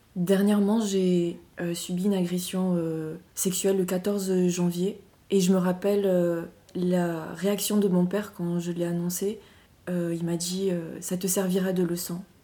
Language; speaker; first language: French; non-native, local second language; Malagasy